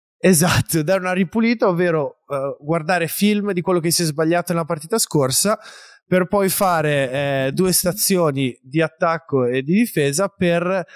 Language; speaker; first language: Italian; native; Italian